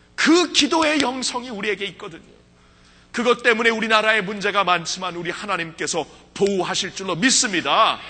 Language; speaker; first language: Korean; early bilingual, heritage; Korean